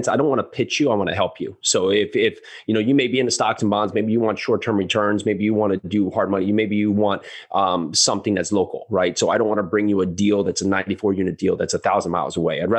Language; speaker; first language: English; native; English